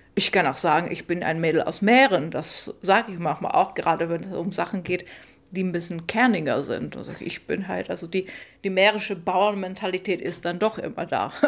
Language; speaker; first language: German; non-native, fluent; Czech